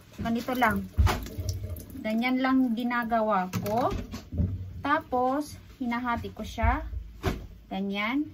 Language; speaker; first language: Filipino; non-native, local second language; Cebuano